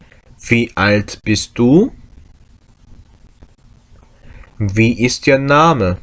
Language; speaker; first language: German; non-native, learner; Korean